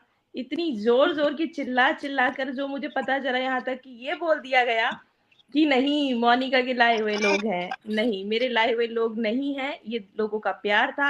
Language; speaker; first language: Hindi; native; Hindi